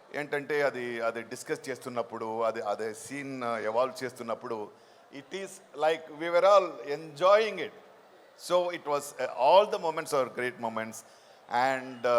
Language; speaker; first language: Telugu; non-native, local second language; Tamil